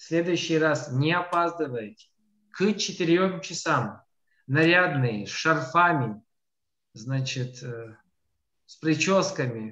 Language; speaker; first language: Russian; native; Russian